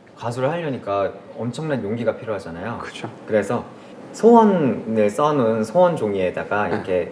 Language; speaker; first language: Korean; native; Korean